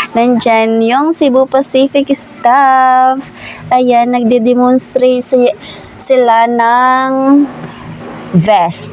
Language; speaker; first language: Filipino; native; Filipino